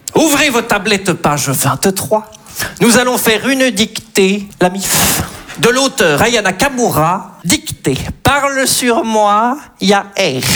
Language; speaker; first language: French; native; French